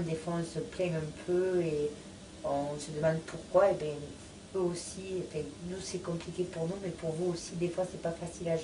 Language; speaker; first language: French; native; French